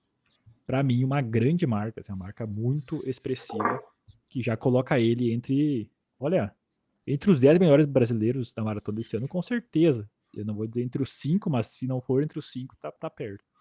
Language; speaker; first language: Portuguese; native; Portuguese